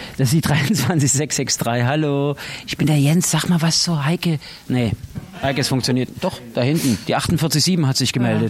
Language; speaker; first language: German; native; German